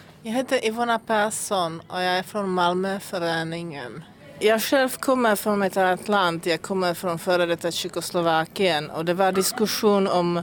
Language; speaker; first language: Swedish; non-native, fluent; Czech